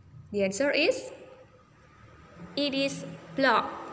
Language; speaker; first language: English; non-native, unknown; Indonesian